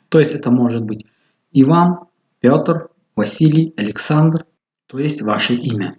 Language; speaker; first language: Russian; non-native, local second language; Tajik